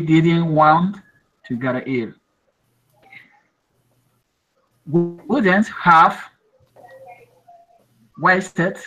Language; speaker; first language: English; non-native, learner; Spanish